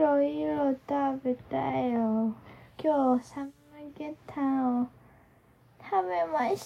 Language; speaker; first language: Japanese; non-native, fluent; Korean